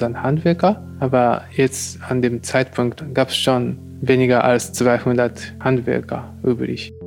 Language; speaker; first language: German; non-native, learner; Japanese